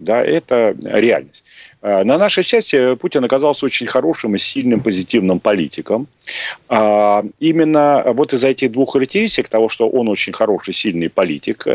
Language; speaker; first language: Russian; native; Russian